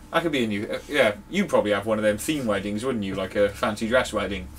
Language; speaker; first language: English; native; English